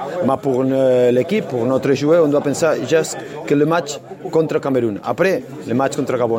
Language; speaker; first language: French; non-native, learner; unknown